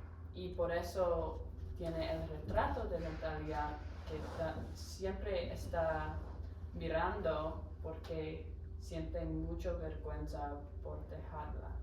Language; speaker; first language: Spanish; non-native, learner; English